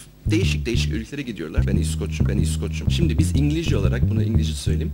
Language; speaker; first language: Turkish; non-native, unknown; English